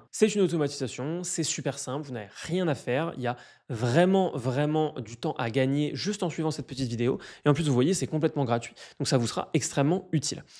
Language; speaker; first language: French; native; French